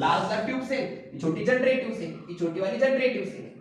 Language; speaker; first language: Hindi; non-native, local second language; Marathi